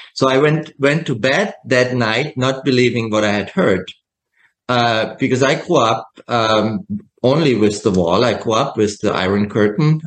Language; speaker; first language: English; non-native, fluent; German